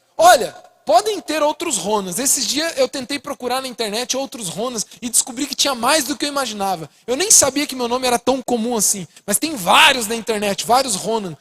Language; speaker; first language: Portuguese; early bilingual, other home language; Spanish